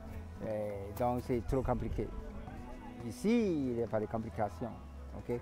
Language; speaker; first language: French; non-native, fluent; Cantonese